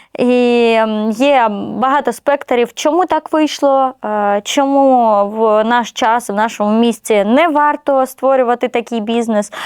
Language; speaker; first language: Ukrainian; non-native, local second language; Russian